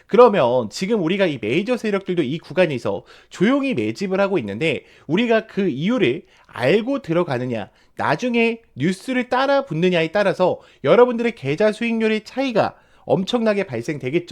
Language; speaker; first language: Korean; native; Korean